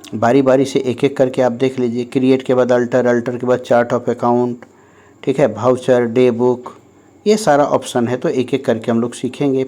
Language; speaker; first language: Hindi; native; Hindi